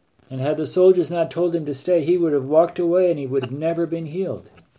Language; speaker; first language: English; native; English